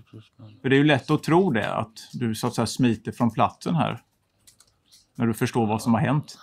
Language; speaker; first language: Swedish; native; Swedish